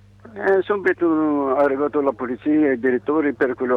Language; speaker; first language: Italian; non-native, learner; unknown